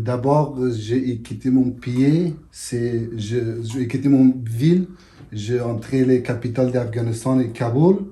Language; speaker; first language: French; non-native, learner; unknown